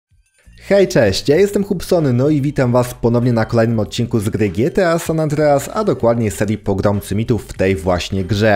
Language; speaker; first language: Polish; native; Polish